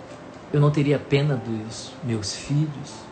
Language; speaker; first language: Portuguese; native; Portuguese